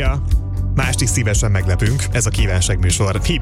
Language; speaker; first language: Hungarian; native; Hungarian